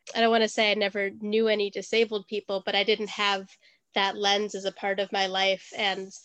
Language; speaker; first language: English; native; English